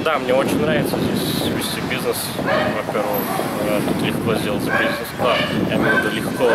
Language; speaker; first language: Russian; non-native, local second language; Uzbek